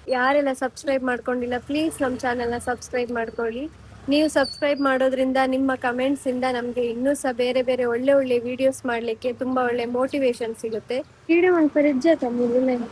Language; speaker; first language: Kannada; non-native, local second language; Tulu